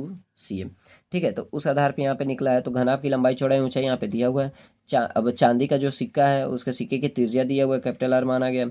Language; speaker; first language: Hindi; native; Hindi